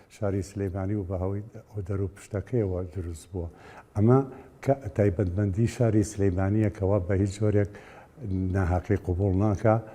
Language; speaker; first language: Central Kurdish; native; Central Kurdish